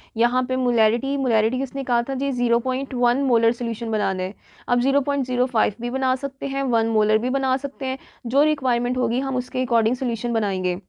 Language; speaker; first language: Urdu; non-native, local second language; Punjabi